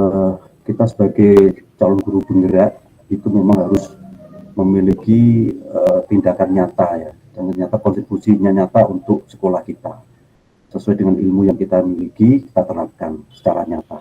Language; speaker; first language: Indonesian; native; Indonesian